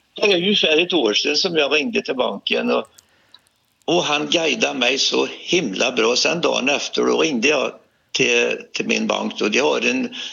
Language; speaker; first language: Swedish; native; Swedish